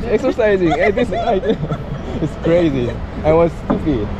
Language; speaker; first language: English; non-native, learner; Korean